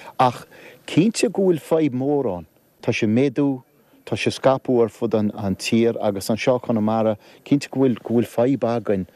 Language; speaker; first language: Irish; native; Irish